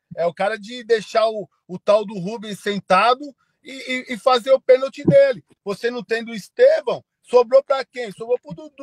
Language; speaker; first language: Portuguese; native; Portuguese